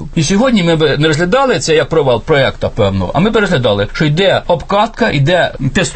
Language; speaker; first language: Ukrainian; native; Ukrainian